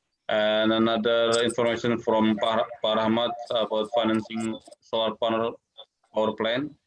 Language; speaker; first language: English; non-native, learner; Indonesian